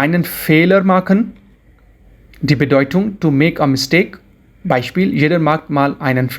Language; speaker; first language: German; non-native, fluent; Hindi